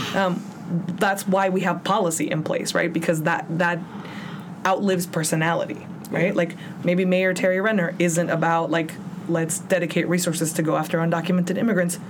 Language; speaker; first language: English; early bilingual, other home language; Spanish